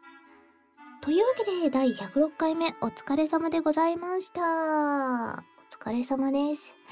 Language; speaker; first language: Japanese; native; Japanese